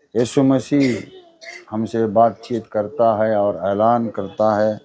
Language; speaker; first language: Hindi; non-native, local second language; Telugu